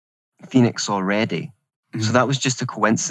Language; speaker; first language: English; native; English